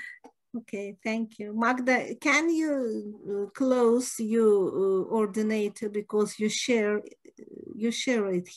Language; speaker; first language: English; non-native, learner; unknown